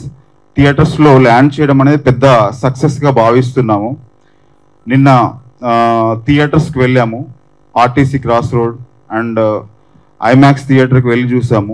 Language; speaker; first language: Telugu; native; Telugu